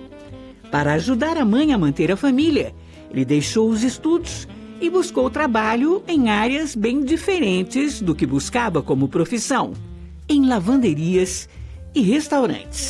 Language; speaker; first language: Portuguese; native; Portuguese